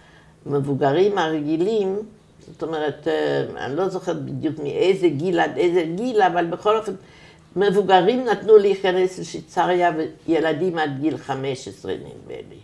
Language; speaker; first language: Hebrew; non-native, fluent; German